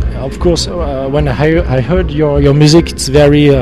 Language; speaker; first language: English; non-native, learner; French